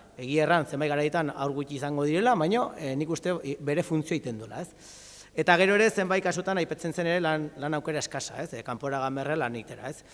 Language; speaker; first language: Basque; native; Basque